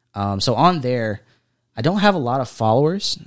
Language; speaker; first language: English; native; English